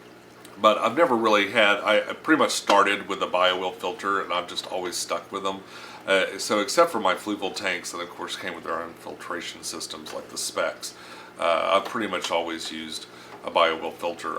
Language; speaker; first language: English; native; English